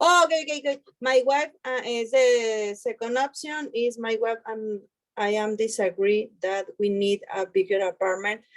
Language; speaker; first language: English; non-native, learner; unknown